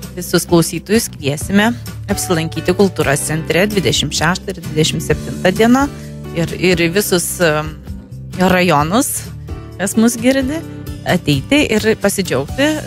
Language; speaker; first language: Lithuanian; native; Lithuanian